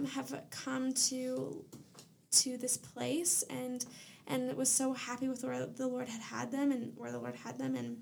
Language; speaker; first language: English; native; English